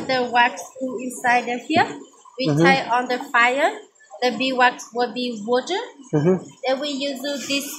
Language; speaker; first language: English; non-native, learner; Hmong